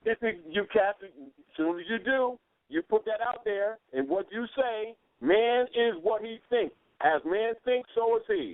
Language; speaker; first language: English; native; English